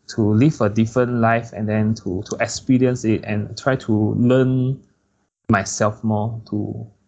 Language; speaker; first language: English; non-native, local second language; Chinese